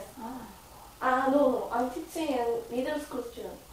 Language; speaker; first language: English; non-native, learner; Korean